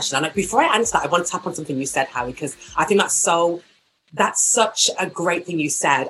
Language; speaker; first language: English; native; English